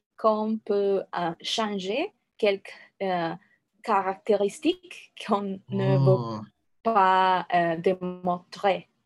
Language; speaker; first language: French; non-native, learner; Spanish